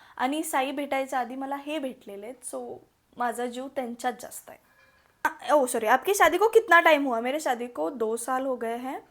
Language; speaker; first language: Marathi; non-native, local second language; Malayalam